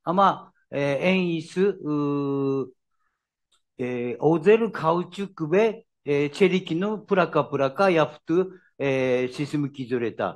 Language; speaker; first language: Turkish; non-native, learner; Japanese